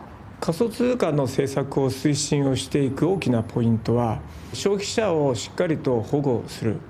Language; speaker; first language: Japanese; native; Japanese